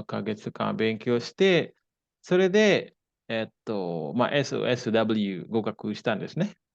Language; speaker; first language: Japanese; non-native, fluent; Indonesian